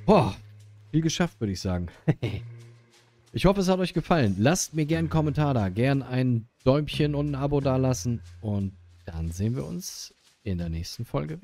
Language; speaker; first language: German; native; German